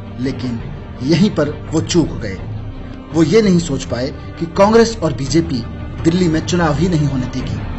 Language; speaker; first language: Hindi; native; Hindi